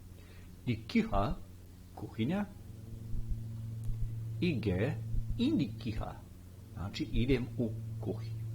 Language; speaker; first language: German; non-native, fluent; Bosnian